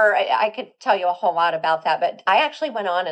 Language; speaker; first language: English; native; English